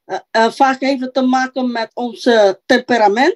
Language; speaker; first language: Dutch; non-native, local second language; Papiamento